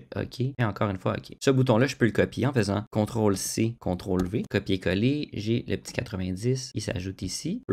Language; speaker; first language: French; native; French